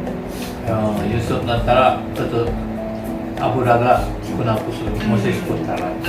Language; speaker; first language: Japanese; non-native, learner; Indonesian